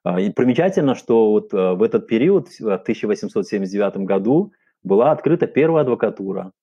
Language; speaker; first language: Russian; non-native, local second language; Uzbek